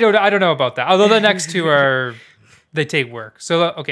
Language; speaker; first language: English; native; English